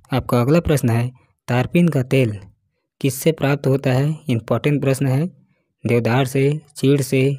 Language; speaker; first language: Hindi; native; Hindi